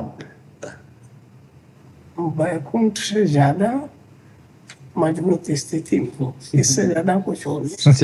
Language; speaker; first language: Hindi; native; Hindi